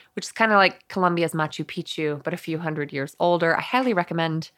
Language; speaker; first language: English; early bilingual, other home language; Spanish